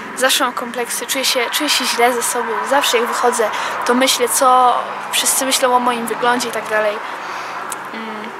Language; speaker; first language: Polish; early bilingual, heritage; Polish